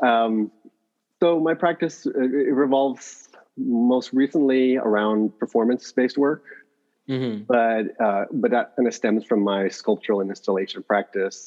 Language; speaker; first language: English; native; English